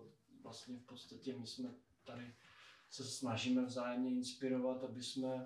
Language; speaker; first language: Czech; native; Czech